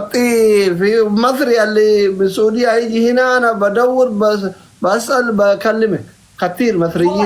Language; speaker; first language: Arabic; non-native, learner; Oromo